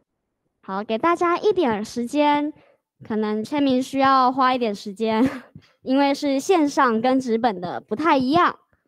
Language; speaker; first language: Chinese; native; Chinese